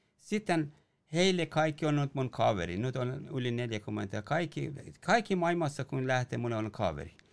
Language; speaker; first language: Finnish; non-native, learner; Persian